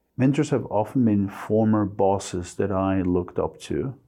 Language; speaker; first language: English; non-native, fluent; Spanish